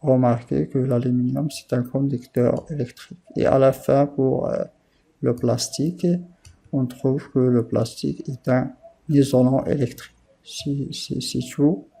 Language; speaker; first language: French; non-native, local second language; Arabic